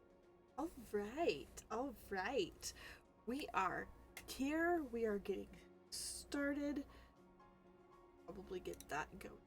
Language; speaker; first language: English; native; English